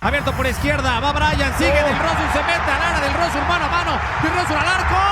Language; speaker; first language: Spanish; native; Spanish